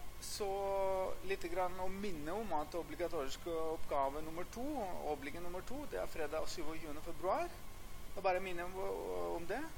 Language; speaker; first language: Norwegian; non-native, fluent; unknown